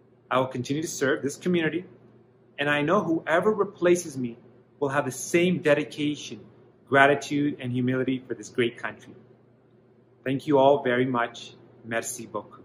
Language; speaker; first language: English; native; English